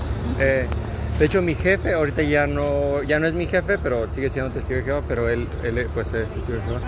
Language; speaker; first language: Spanish; native; Spanish